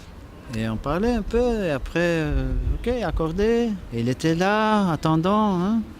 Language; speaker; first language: French; non-native, fluent; Portuguese